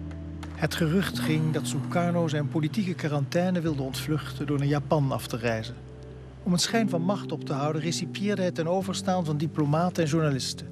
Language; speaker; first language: Dutch; native; Dutch